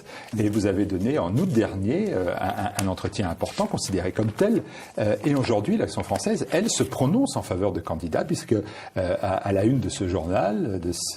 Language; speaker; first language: French; native; French